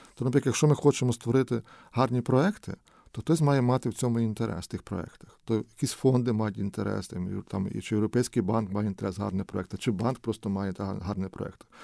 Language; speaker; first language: Ukrainian; native; Ukrainian